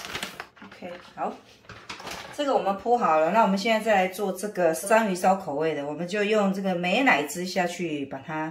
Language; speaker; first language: Chinese; native; Chinese